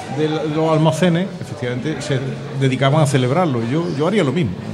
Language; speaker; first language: Spanish; native; Spanish